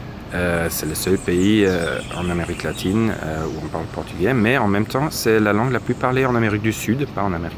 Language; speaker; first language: French; non-native, fluent; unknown